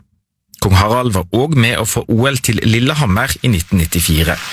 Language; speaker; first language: Norwegian; native; Norwegian